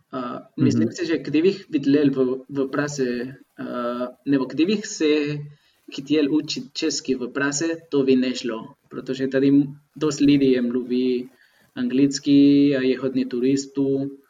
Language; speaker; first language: Czech; non-native, fluent; Spanish